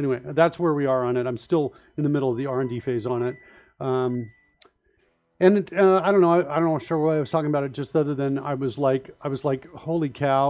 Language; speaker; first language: English; native; English